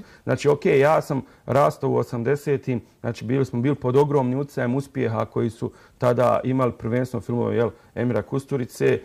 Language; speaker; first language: Serbian; native; Serbian